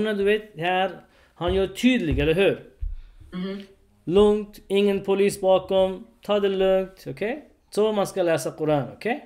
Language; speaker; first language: Swedish; non-native, learner; Urdu